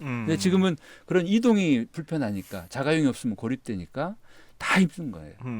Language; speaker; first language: Korean; native; Korean